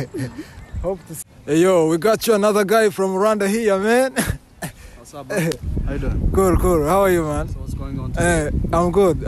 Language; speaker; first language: English; non-native, local second language; Kinyarwanda